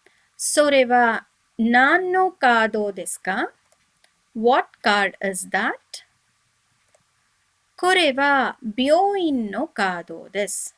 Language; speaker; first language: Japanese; non-native, fluent; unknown